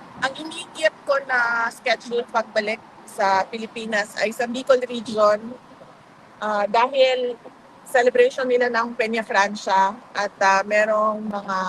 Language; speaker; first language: Filipino; non-native, local second language; Cebuano